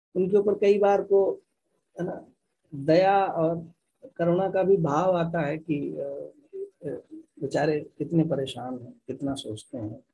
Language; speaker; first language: Hindi; native; Hindi